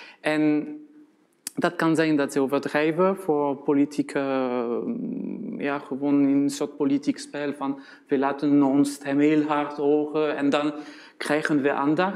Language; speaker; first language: Dutch; non-native, fluent; French